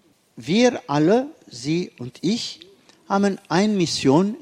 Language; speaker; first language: German; non-native, fluent; Arabic